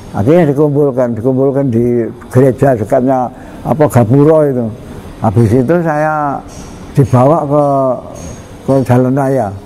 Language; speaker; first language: Indonesian; non-native, local second language; Javanese